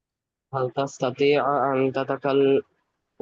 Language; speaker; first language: Arabic; non-native, learner; Bangla